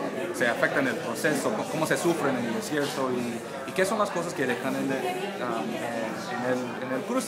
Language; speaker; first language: Spanish; early bilingual, heritage; Spanish